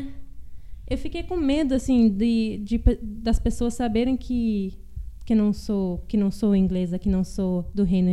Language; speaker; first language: Portuguese; early bilingual, heritage; Portuguese